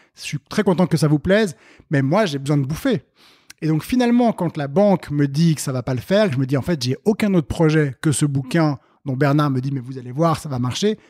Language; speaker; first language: French; native; French